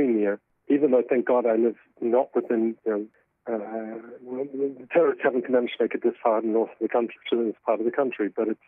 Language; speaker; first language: English; native; English